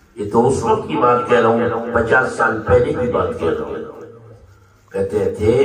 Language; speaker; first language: Urdu; native; Urdu